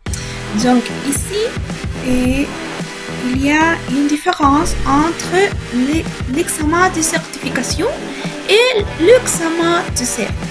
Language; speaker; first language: French; non-native, learner; Spanish